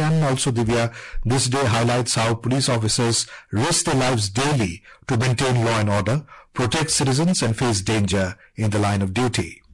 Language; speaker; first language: English; non-native, local second language; Bangla